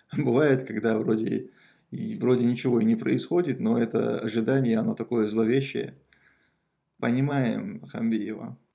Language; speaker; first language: Russian; non-native, local second language; Chechen